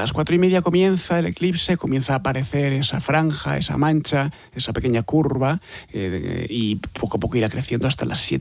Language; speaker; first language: Spanish; native; Spanish